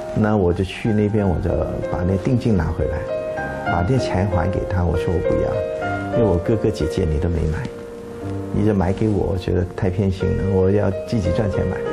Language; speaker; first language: Chinese; non-native, local second language; Cantonese